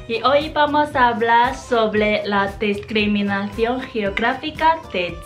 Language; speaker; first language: Spanish; non-native, fluent; Chinese